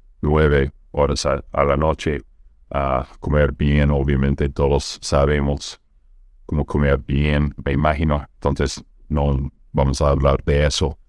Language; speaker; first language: Spanish; non-native, fluent; English